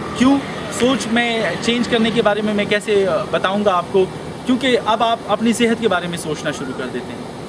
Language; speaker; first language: Urdu; non-native, local second language; Pashto